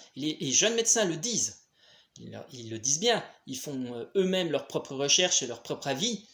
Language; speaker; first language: French; native; French